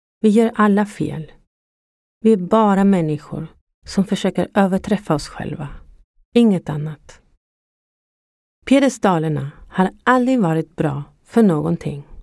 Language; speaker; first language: Swedish; non-native, fluent; Spanish